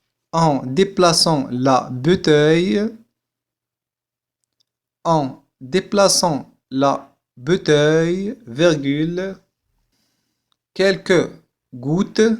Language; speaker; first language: French; non-native, fluent; Arabic